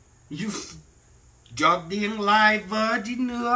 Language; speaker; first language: Vietnamese; non-native, learner; English